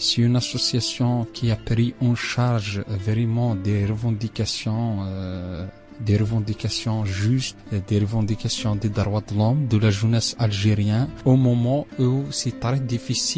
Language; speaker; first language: French; non-native, local second language; Arabic